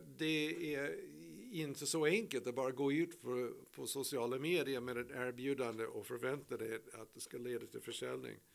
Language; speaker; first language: Swedish; non-native, fluent; English